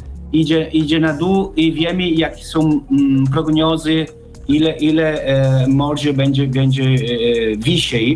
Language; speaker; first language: Polish; non-native, learner; Italian